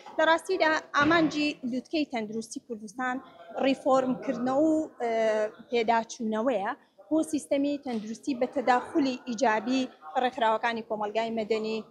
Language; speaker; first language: Central Kurdish; native; Central Kurdish